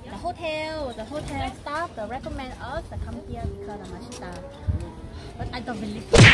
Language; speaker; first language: English; non-native, learner; Vietnamese